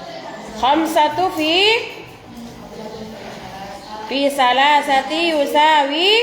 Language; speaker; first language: Arabic; non-native, fluent; Indonesian